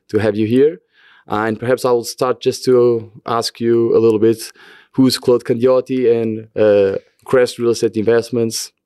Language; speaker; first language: English; non-native, fluent; Portuguese